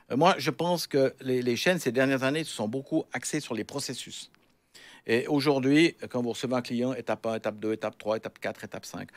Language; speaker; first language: French; native; French